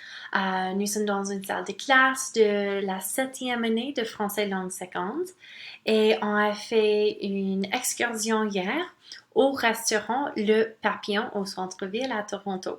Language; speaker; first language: French; non-native, local second language; English